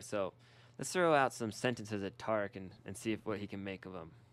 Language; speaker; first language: English; native; English